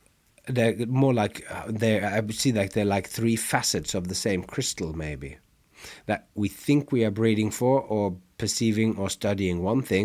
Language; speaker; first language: English; non-native, fluent; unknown